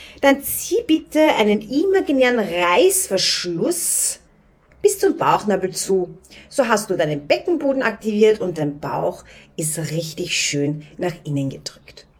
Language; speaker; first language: German; native; German